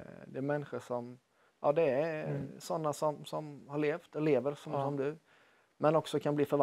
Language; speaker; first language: Swedish; native; Swedish